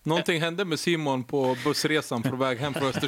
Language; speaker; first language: Swedish; native; Swedish